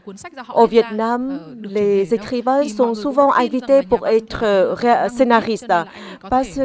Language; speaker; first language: French; non-native, fluent; Vietnamese